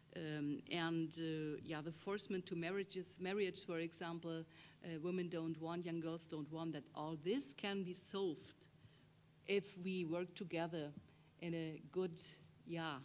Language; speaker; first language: English; non-native, fluent; German